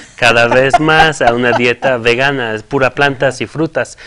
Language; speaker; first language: Spanish; non-native, fluent; French